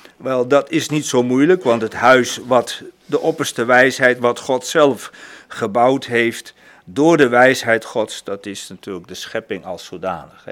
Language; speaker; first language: Dutch; native; Dutch